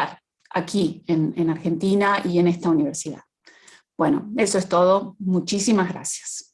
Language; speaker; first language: Spanish; native; Spanish